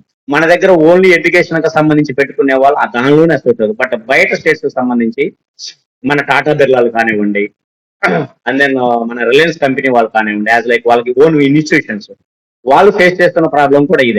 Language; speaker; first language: Telugu; native; Telugu